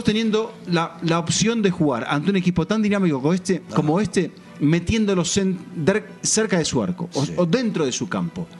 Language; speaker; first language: Spanish; native; Spanish